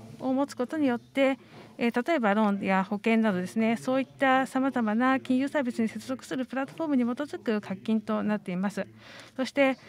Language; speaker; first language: Japanese; non-native, fluent; Estonian